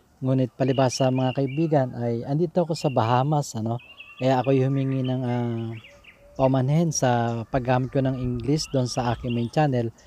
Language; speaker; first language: Filipino; native; Filipino